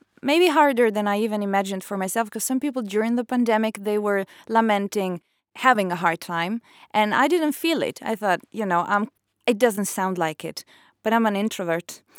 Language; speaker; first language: English; non-native, fluent; Italian